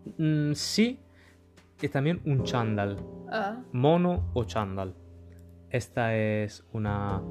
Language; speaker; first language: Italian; non-native, fluent; Spanish